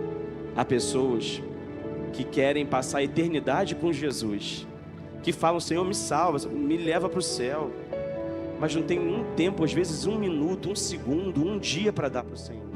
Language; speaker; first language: Portuguese; native; Portuguese